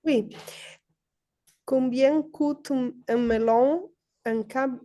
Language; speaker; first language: French; non-native, learner; Polish